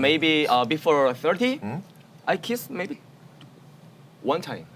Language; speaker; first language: English; non-native, learner; Korean